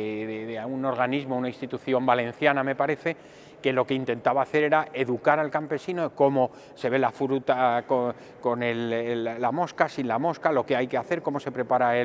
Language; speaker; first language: Spanish; native; Spanish